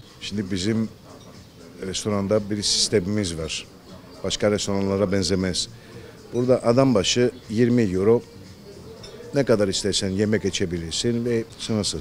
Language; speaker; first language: Turkish; early bilingual, heritage; Turkish